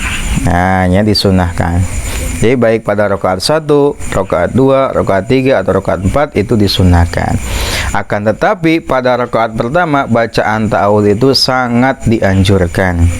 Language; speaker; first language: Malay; non-native, local second language; Sundanese